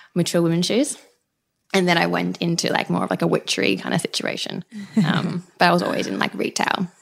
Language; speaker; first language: English; native; English